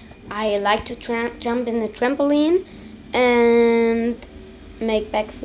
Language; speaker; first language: English; non-native, learner; German